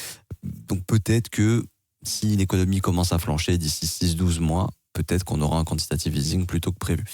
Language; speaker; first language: French; native; French